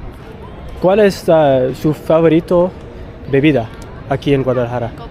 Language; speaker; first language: Spanish; non-native, learner; English